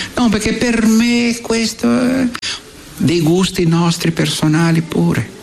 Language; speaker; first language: Italian; non-native, fluent; Portuguese